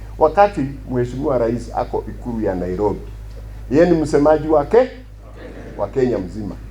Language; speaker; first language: Swahili; non-native, local second language; Kikuyu